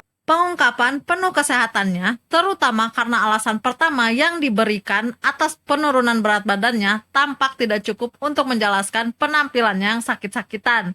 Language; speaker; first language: Indonesian; native; Indonesian